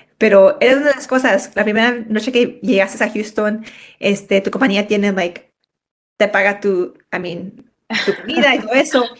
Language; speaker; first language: Spanish; early bilingual, heritage; Spanish